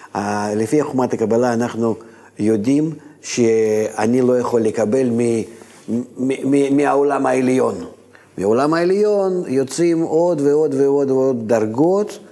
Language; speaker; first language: Hebrew; native; Hebrew